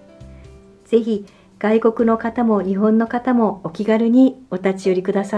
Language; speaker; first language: Japanese; native; Japanese